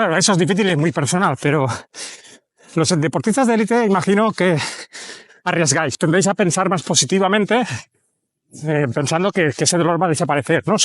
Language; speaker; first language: Spanish; native; Spanish